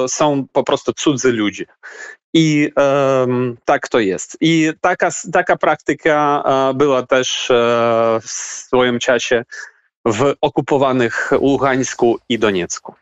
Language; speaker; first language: Polish; non-native, fluent; Ukrainian